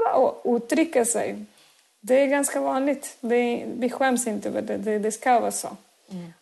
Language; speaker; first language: Swedish; non-native, fluent; Spanish